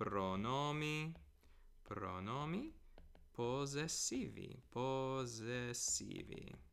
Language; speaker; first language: Italian; non-native, fluent; English